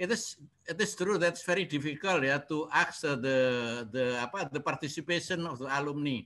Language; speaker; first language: English; non-native, learner; Indonesian